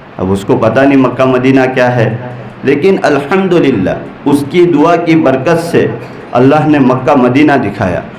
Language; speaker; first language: Urdu; non-native, local second language; Gujarati